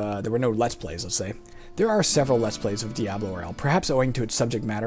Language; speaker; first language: English; native; English